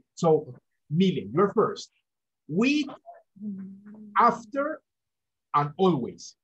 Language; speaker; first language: English; non-native, fluent; Spanish